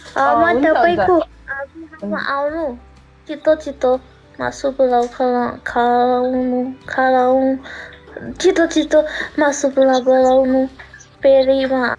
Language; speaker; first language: Nepali; non-native, learner; Hindi